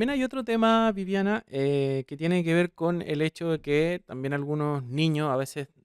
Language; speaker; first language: Spanish; native; Spanish